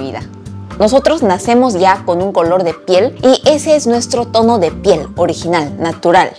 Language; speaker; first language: Spanish; non-native, fluent; Korean